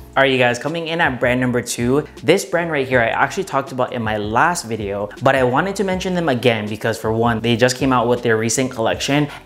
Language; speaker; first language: English; native; English